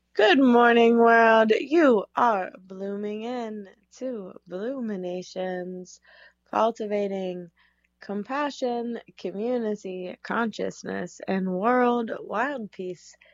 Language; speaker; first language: English; native; English